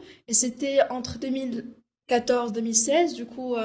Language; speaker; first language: French; non-native, local second language; Arabic